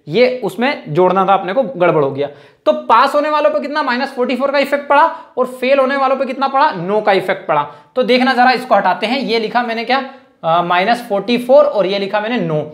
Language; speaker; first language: Hindi; native; Hindi